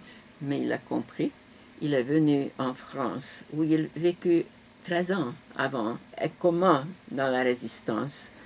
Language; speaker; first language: French; non-native, fluent; Hungarian